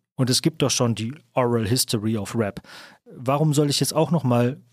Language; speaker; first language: German; native; German